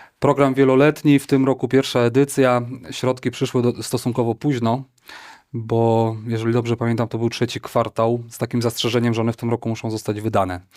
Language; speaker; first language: Polish; native; Polish